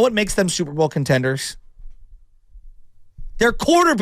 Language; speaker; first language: English; native; English